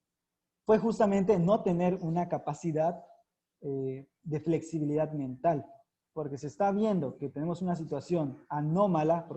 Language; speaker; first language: Spanish; native; Spanish